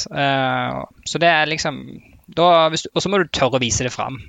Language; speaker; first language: Norwegian; native; Norwegian